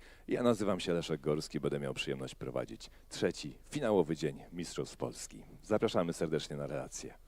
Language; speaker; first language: Polish; native; Polish